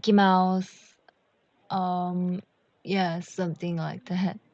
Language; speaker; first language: English; non-native, learner; Korean